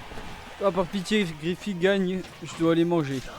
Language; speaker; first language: French; native; French